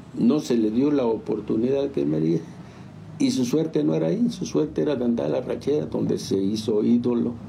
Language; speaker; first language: Spanish; native; Spanish